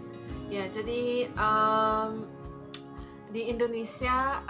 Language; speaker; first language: Indonesian; non-native, fluent; English